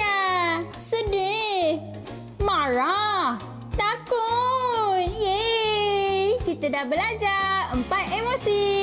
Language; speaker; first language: Malay; native; Malay